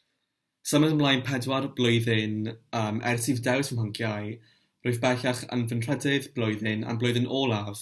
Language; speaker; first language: Welsh; non-native, local second language; English